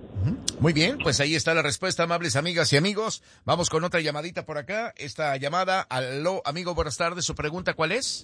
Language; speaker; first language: Spanish; native; Spanish